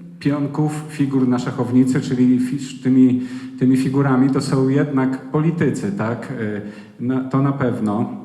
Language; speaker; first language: Polish; native; Polish